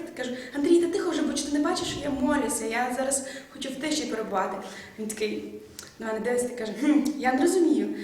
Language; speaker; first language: Ukrainian; native; Ukrainian